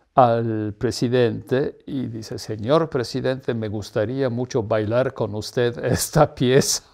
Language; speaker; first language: Spanish; non-native, fluent; Polish